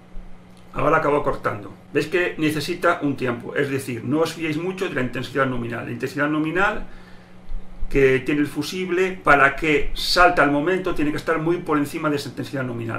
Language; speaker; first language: Spanish; native; Spanish